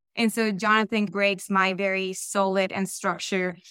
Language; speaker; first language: English; non-native, fluent; Spanish